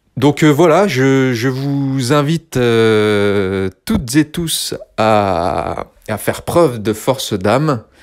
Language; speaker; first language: French; early bilingual, other home language; Kabyle